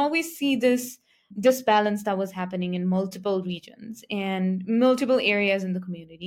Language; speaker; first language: English; non-native, local second language; Nepali